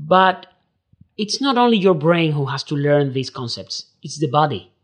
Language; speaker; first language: English; non-native, fluent; Spanish